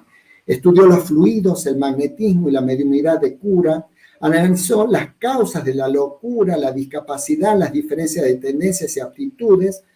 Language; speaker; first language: Spanish; native; Spanish